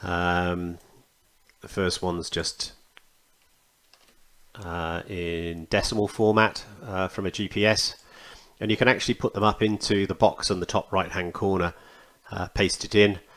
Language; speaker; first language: English; native; English